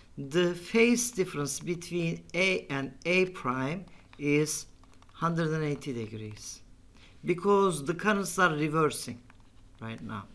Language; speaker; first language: English; non-native, fluent; Turkish